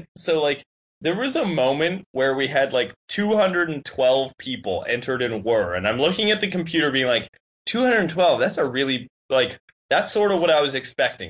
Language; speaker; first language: English; native; English